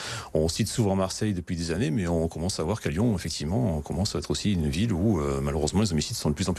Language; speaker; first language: French; native; French